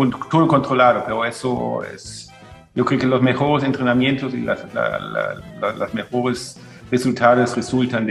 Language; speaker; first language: Spanish; non-native, fluent; German